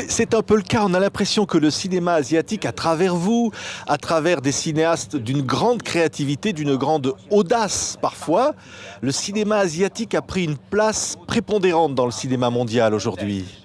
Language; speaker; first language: French; native; French